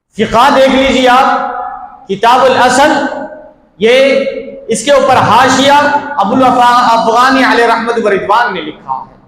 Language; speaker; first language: Urdu; native; Urdu